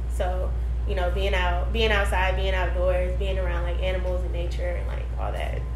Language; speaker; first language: English; native; English